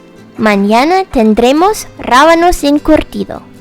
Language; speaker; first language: Spanish; non-native, fluent; English